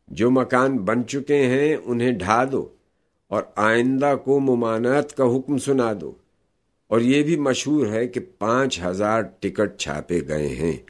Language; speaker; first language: Urdu; native; Urdu